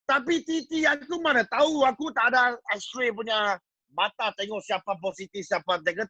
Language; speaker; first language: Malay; non-native, local second language; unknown